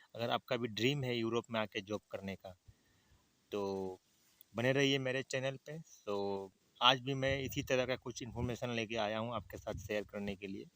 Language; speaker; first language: Hindi; native; Hindi